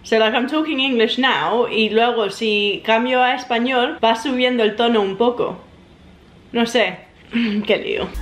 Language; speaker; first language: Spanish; early bilingual, heritage; English